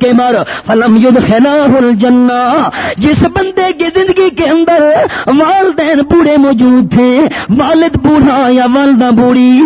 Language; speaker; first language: Urdu; non-native, local second language; Pashto